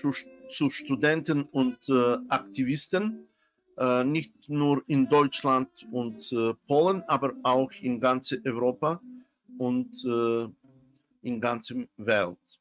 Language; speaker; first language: German; non-native, fluent; Romany